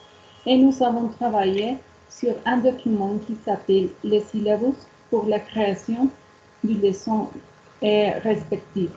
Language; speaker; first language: French; non-native, learner; Spanish